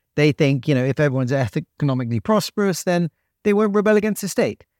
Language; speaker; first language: English; native; English